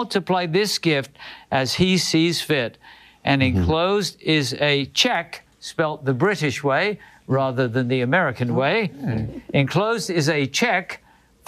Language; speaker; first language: English; native; English